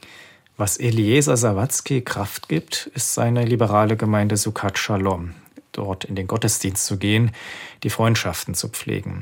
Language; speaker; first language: German; native; German